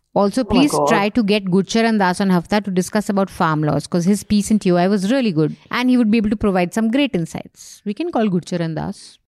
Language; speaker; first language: English; non-native, local second language; Hindi